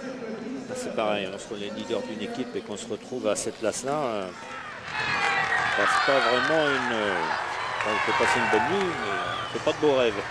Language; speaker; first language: French; native; French